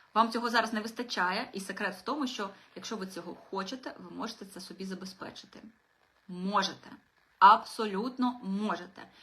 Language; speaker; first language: Ukrainian; non-native, local second language; Russian